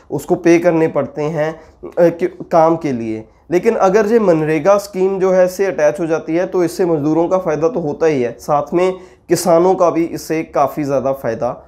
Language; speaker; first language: Hindi; non-native, local second language; Punjabi